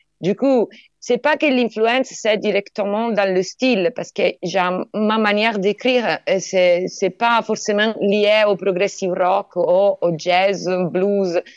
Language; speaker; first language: French; non-native, learner; Italian